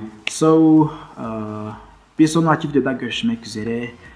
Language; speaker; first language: Turkish; non-native, fluent; Kinyarwanda